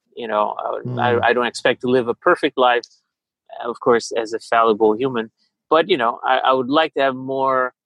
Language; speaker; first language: English; early bilingual, other home language; Portuguese